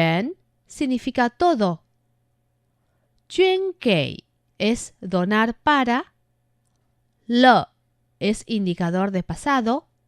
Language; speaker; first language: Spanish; non-native, fluent; Chinese